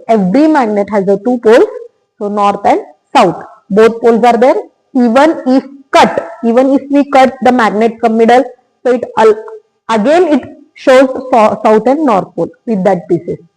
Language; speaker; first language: English; non-native, local second language; Marathi